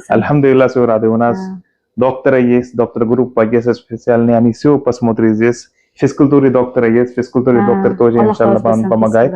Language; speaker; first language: Russian; non-native, learner; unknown